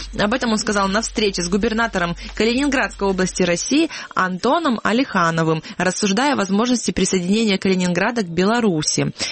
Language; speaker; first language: Russian; native; Russian